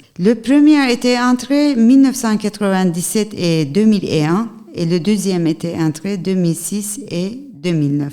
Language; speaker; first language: French; non-native, learner; Turkish